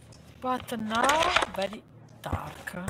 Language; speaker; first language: English; non-native, learner; Hungarian